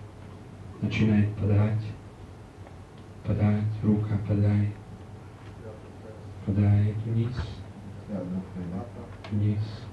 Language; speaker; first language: Russian; non-native, learner; Czech